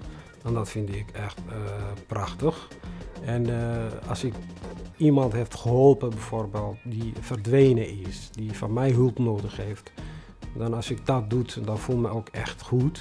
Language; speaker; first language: Dutch; non-native, fluent; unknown